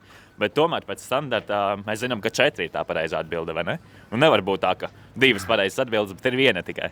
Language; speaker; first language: Latvian; native; Latvian